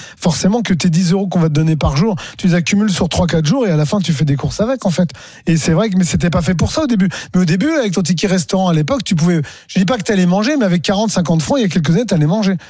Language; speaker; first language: French; native; French